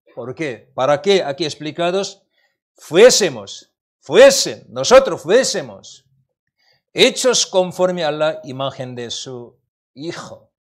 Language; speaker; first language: Spanish; non-native, learner; Korean